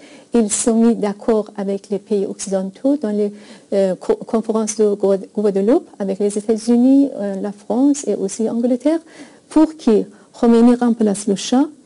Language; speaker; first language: French; non-native, fluent; Persian